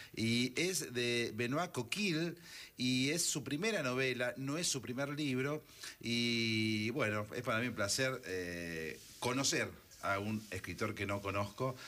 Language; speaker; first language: Spanish; native; Spanish